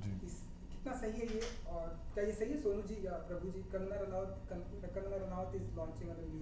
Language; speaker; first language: Hindi; native; Hindi